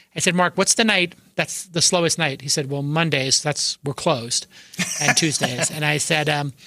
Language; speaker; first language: English; native; English